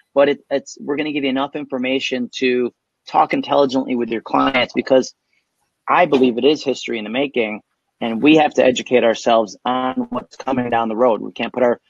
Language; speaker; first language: English; native; English